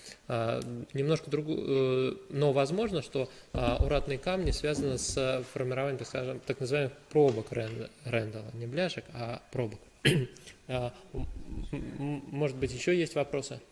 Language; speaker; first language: Russian; native; Russian